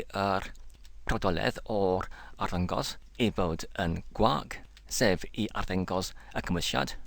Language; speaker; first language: Welsh; non-native, learner; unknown